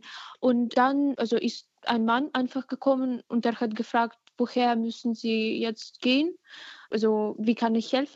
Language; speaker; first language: German; non-native, fluent; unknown